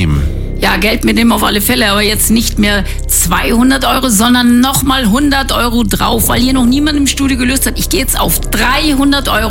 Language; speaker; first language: German; native; German